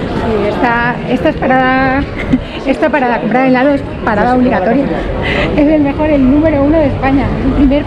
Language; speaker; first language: Spanish; native; Spanish